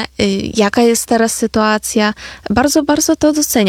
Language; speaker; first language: Polish; non-native, fluent; Ukrainian